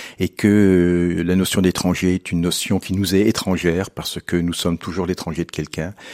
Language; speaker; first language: French; native; French